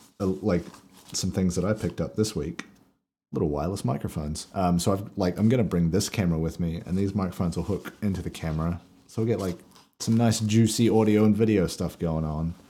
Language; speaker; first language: English; native; English